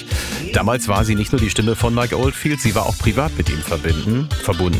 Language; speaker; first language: German; native; German